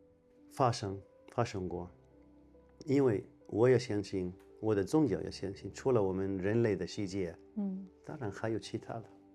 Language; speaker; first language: Chinese; non-native, fluent; Arabic